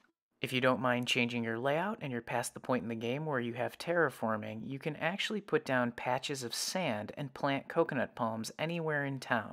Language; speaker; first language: English; native; English